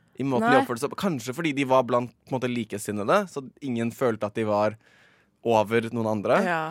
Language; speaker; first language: Norwegian; native; Norwegian